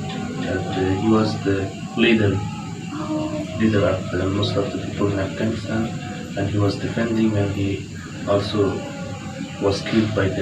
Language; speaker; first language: English; non-native, fluent; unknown